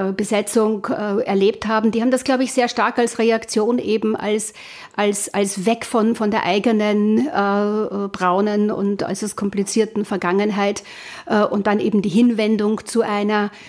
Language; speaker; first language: German; native; German